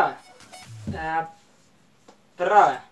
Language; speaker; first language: Russian; native; Russian